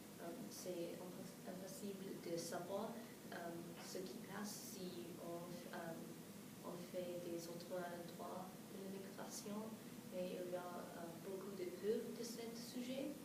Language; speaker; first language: French; non-native, fluent; English